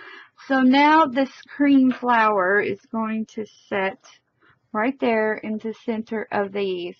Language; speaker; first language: English; native; English